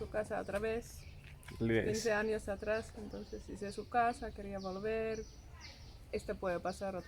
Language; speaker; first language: Spanish; non-native, learner; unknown